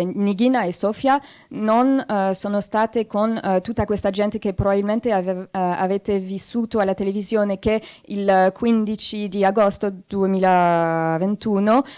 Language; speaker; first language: Italian; non-native, fluent; French